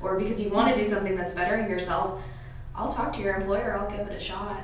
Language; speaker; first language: English; native; English